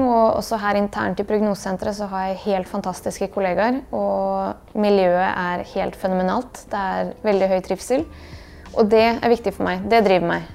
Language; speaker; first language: Norwegian; early bilingual, other home language; Bosnian